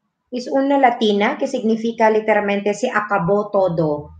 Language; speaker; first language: Spanish; non-native, fluent; Filipino